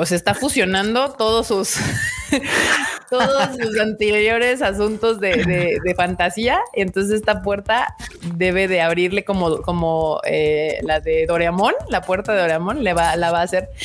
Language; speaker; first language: Spanish; native; Spanish